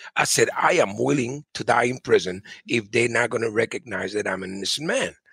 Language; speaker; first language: English; early bilingual, other home language; Spanish